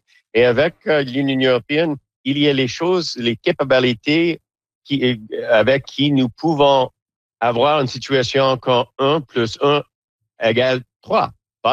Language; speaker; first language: French; non-native, learner; English